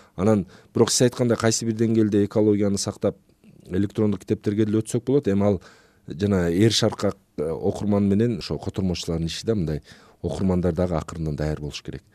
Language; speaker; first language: Kyrgyz; native; Kyrgyz